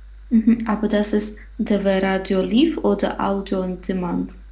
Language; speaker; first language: German; non-native, learner; Russian